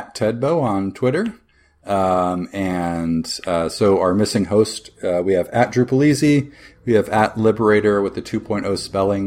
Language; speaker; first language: English; native; English